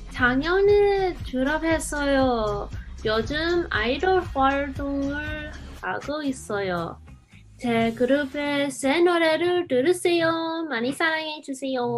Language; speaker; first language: Korean; non-native, learner; English